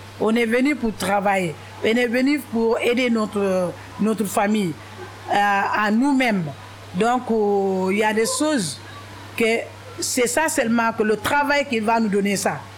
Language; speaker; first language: French; non-native, local second language; Wolof